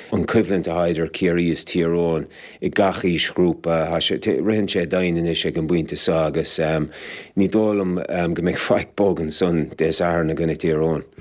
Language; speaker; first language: Irish; native; Irish